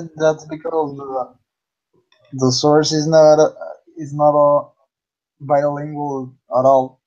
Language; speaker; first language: English; non-native, learner; Spanish